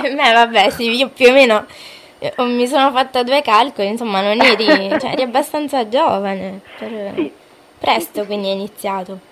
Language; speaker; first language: Italian; native; Italian